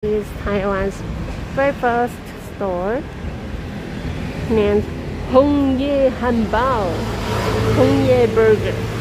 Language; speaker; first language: English; non-native, learner; Chinese